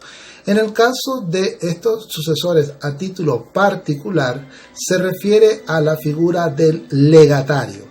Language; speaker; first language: Spanish; native; Spanish